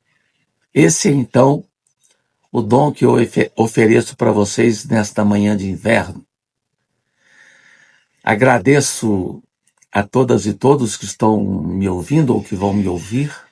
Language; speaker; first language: Portuguese; native; Portuguese